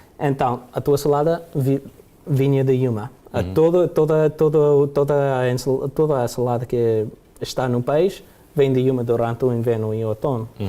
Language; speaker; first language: Portuguese; early bilingual, heritage; Portuguese